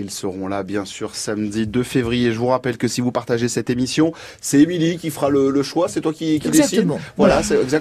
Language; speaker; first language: French; native; French